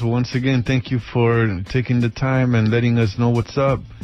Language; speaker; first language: English; early bilingual, other home language; Spanish